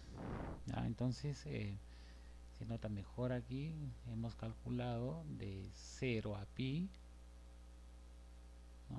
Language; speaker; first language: Spanish; native; Spanish